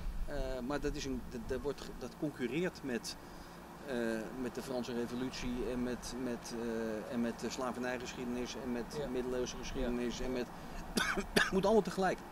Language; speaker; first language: Dutch; native; Dutch